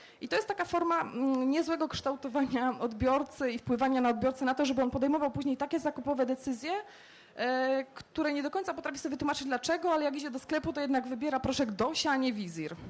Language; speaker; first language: Polish; native; Polish